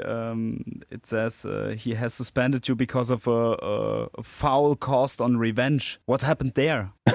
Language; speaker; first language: English; non-native, fluent; German